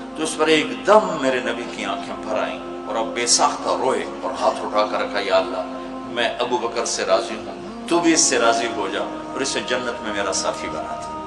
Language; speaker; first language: Urdu; non-native, local second language; Punjabi